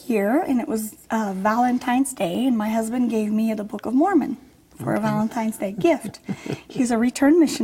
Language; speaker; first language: English; early bilingual, other home language; Polish